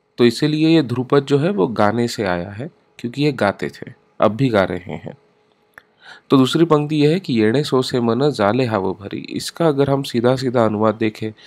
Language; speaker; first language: Hindi; non-native, local second language; Marathi